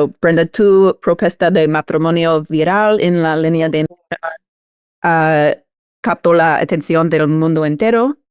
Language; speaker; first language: Spanish; non-native, fluent; English